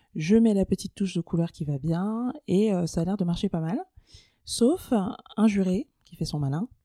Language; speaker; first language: French; native; French